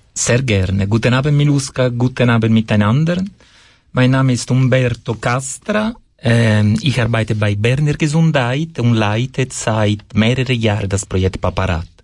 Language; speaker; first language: German; non-native, fluent; Italian